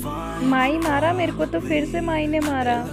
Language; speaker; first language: Hindi; native; Hindi